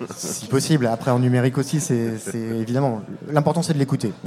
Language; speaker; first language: French; native; French